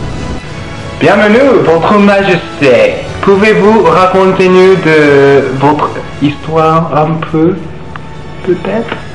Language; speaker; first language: French; non-native, learner; English